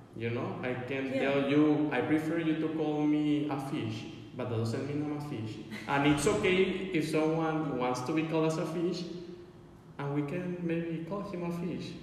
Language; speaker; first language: English; non-native, fluent; Spanish